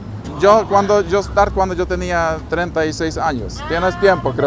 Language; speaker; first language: Spanish; non-native, learner; Polish